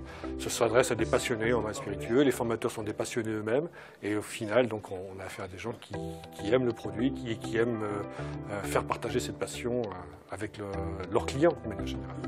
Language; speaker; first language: French; native; French